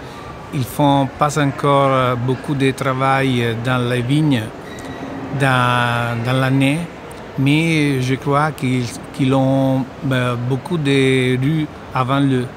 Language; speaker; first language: French; non-native, learner; Italian